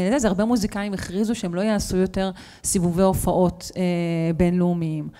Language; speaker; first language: Hebrew; native; Hebrew